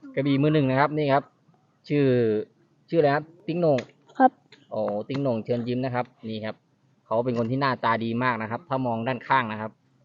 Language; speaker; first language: Thai; native; Thai